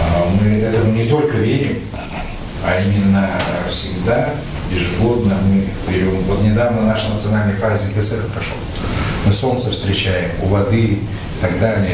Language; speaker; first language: Russian; native; Russian